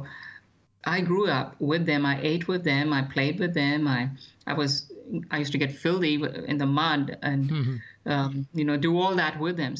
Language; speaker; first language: English; non-native, local second language; Malayalam